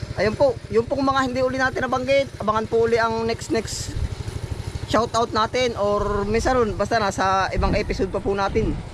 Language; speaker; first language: Filipino; native; Filipino